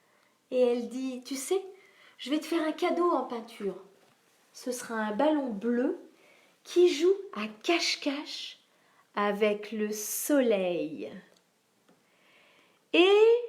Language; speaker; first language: French; native; French